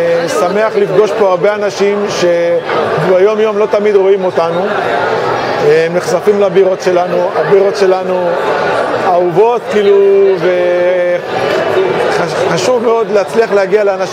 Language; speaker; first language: Hebrew; native; Hebrew